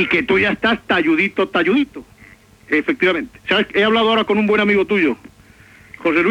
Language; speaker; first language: Spanish; native; Spanish